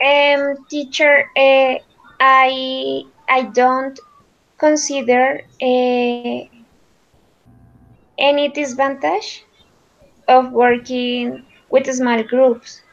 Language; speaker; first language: English; non-native, learner; Spanish